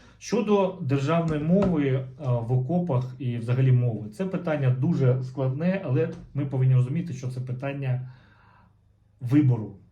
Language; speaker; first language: Ukrainian; non-native, local second language; Russian